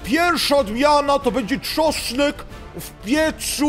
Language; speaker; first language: Polish; early bilingual, heritage; Polish